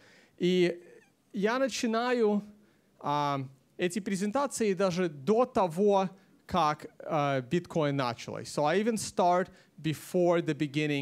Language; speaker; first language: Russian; early bilingual, heritage; Russian